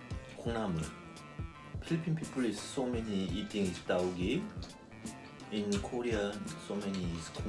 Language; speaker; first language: English; non-native, learner; Korean